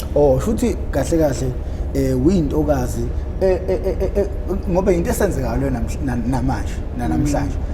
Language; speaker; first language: Zulu; native; Zulu